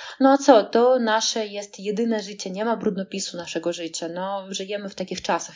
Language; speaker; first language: Polish; non-native, fluent; Russian